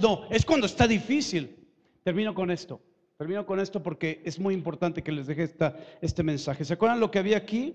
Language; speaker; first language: Spanish; native; Spanish